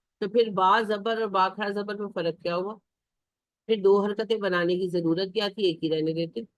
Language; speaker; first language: Urdu; native; Urdu